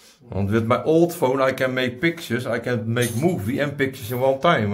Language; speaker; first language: English; non-native, learner; Dutch